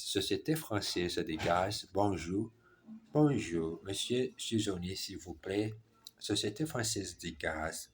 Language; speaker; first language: French; non-native, learner; German